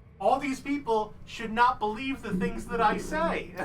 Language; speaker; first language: English; native; English